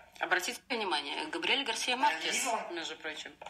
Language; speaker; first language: Russian; native; Russian